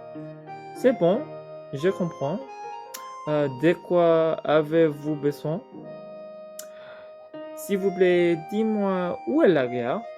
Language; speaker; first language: French; non-native, learner; English